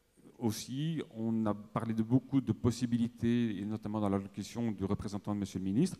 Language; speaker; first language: French; native; French